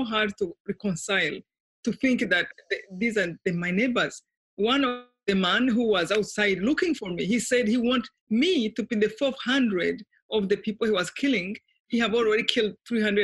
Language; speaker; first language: English; non-native, local second language; Kinyarwanda